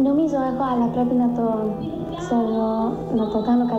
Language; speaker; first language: Greek; early bilingual, heritage; English